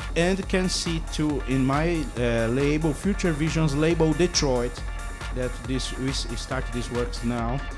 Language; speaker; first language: English; non-native, learner; Portuguese